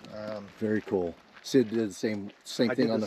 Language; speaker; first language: English; native; English